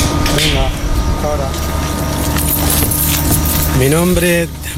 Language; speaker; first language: Spanish; non-native, learner; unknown